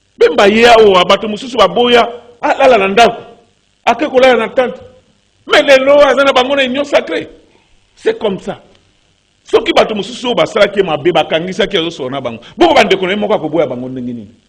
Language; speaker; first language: Lingala; native; Lingala